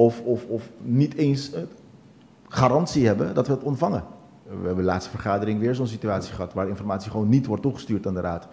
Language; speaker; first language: Dutch; non-native, local second language; Papiamento